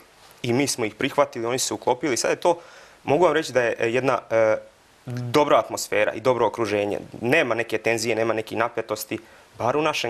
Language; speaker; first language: Croatian; native; Croatian